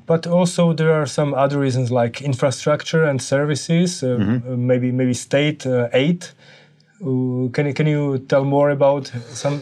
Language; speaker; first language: English; non-native, fluent; Slovak